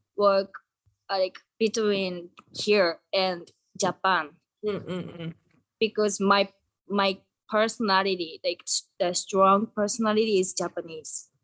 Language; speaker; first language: English; non-native, learner; Japanese